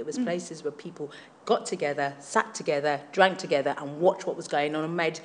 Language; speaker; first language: English; native; English